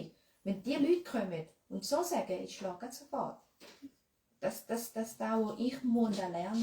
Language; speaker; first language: German; non-native, learner; Thai